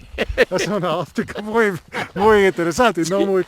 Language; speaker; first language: Spanish; non-native, learner; English